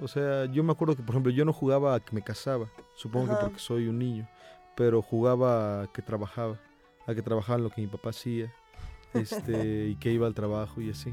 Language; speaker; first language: Spanish; native; Spanish